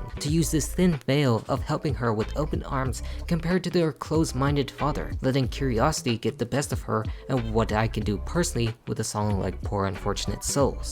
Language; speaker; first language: English; native; English